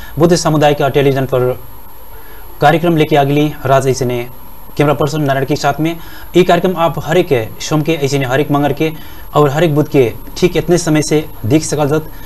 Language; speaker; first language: Bhojpuri; non-native, local second language; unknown